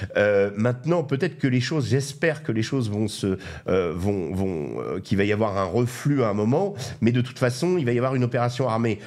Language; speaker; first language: French; native; French